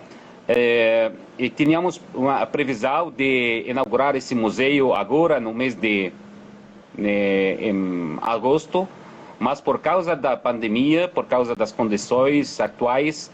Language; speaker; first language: Portuguese; non-native, fluent; Arabic